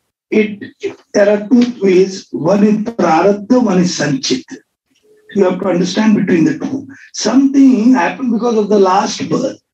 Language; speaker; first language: English; non-native, local second language; Hindi